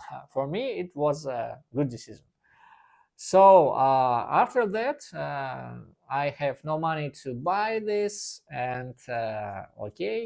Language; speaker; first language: English; non-native, learner; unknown